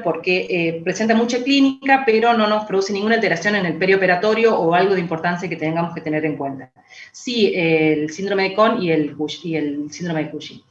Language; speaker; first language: Spanish; native; Spanish